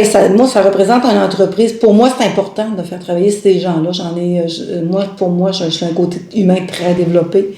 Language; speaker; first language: French; native; French